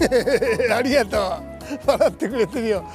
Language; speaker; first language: Japanese; native; Japanese